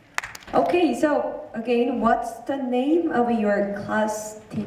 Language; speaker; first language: English; non-native, learner; Korean